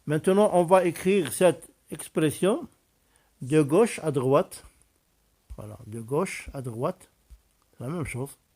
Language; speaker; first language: French; non-native, local second language; Arabic